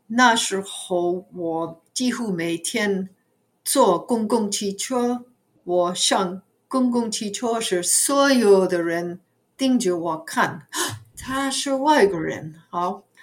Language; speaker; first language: Chinese; non-native, fluent; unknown